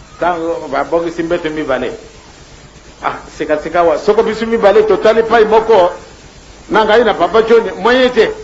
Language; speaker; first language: Lingala; non-native, local second language; Kongo